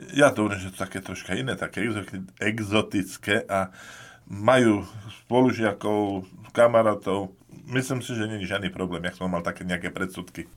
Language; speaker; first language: Slovak; native; Slovak